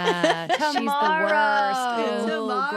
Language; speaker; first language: English; native; English